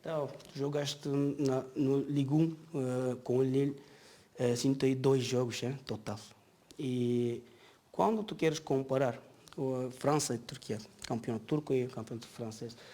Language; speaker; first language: Portuguese; non-native, learner; Turkish